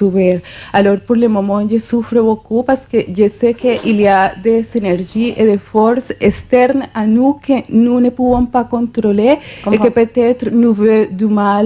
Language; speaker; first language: French; non-native, fluent; Spanish